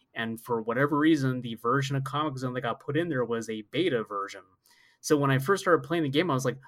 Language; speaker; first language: English; native; English